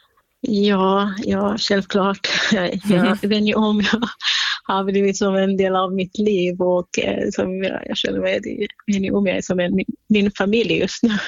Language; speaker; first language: Swedish; non-native, fluent; Central Kurdish